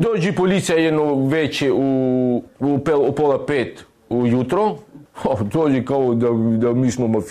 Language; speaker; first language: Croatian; non-native, local second language; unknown